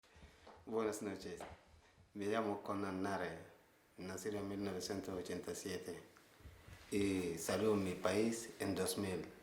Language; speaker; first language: Spanish; non-native, learner; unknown